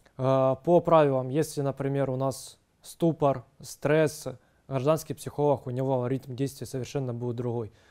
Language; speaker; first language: Russian; native; Russian